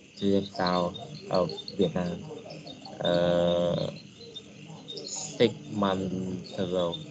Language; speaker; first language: English; non-native, learner; Vietnamese